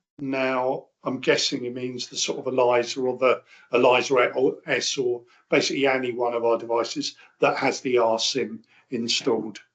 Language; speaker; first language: English; native; English